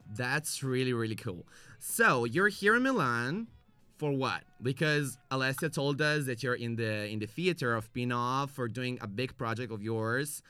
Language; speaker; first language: English; non-native, fluent; Italian